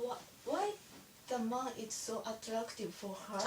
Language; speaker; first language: English; non-native, learner; Japanese